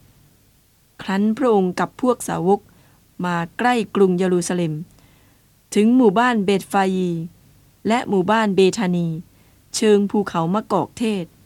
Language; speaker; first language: Thai; native; Thai